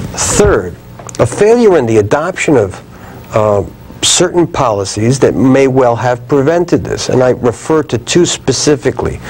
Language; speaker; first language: English; native; English